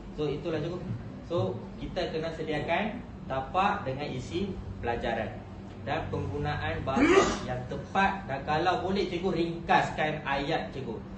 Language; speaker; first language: Malay; non-native, local second language; Tamil